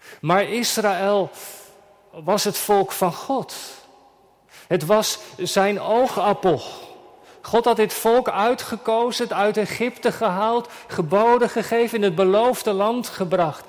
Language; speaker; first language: Dutch; native; Dutch